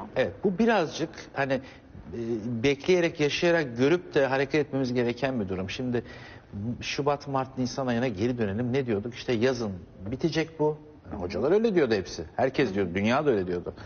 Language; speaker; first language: Turkish; native; Turkish